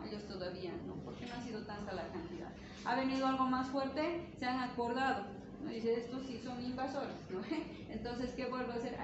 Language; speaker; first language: Spanish; native; Spanish